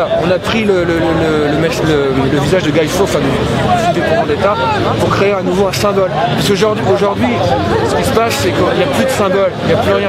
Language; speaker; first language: French; native; French